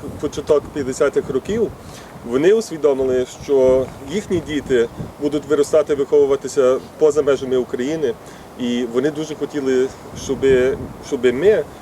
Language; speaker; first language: Ukrainian; early bilingual, heritage; Ukrainian